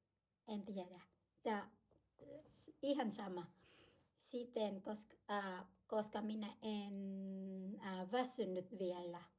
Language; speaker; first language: Finnish; non-native, learner; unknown